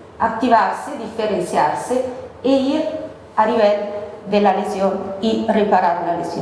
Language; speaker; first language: Spanish; non-native, fluent; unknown